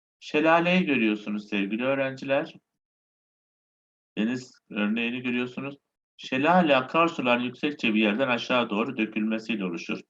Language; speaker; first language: Turkish; native; Turkish